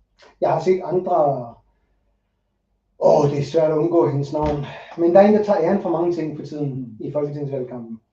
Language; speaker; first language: Danish; non-native, local second language; Kalaallisut